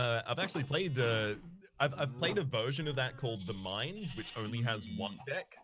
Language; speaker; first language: English; native; English